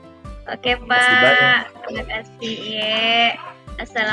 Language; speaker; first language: Indonesian; non-native, local second language; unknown